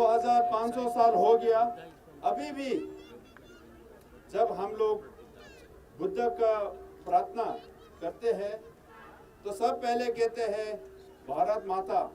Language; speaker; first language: Hindi; non-native, fluent; Tibetan